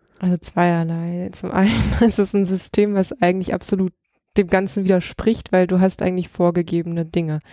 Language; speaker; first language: German; early bilingual, other home language; Russian